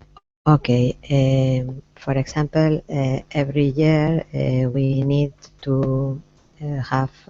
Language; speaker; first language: English; non-native, learner; Spanish